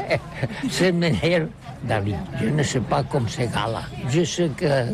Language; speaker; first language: French; non-native, learner; Catalan